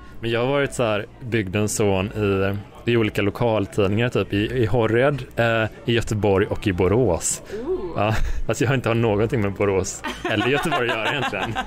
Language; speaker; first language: Swedish; native; Swedish